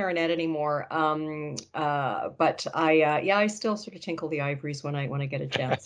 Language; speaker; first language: English; native; English